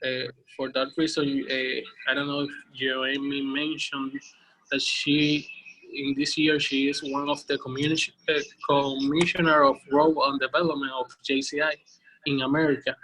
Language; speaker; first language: English; non-native, learner; Spanish